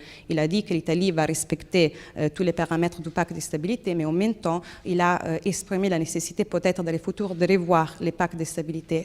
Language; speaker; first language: French; non-native, fluent; Italian